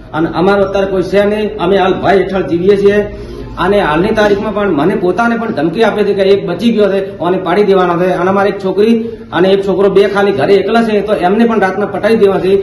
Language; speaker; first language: Gujarati; native; Gujarati